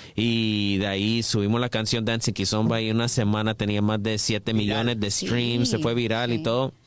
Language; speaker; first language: Spanish; early bilingual, heritage; English